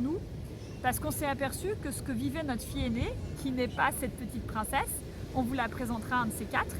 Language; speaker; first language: French; native; French